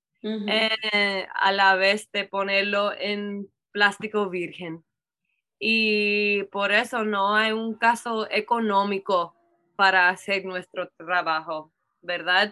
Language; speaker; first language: Spanish; non-native, learner; English